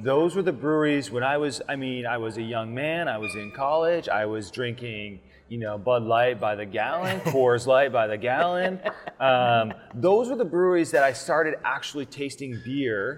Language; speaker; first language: English; native; English